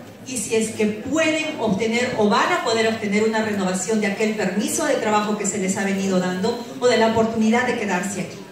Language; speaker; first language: Spanish; native; Spanish